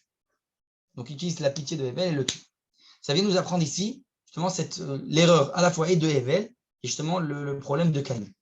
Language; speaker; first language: French; native; French